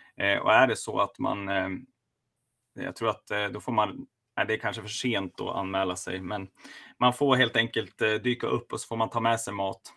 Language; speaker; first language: Swedish; native; Swedish